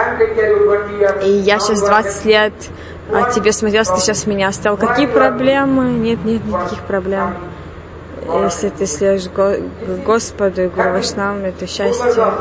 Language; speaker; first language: Russian; non-native, fluent; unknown